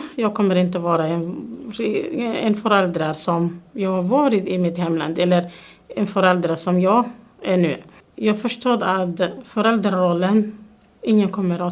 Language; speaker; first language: Swedish; non-native, fluent; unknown